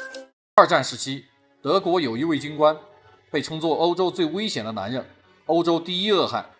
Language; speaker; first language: Chinese; native; Chinese